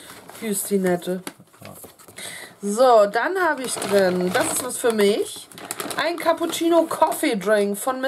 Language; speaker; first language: German; native; German